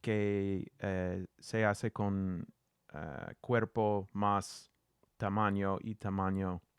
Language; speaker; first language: Spanish; non-native, learner; English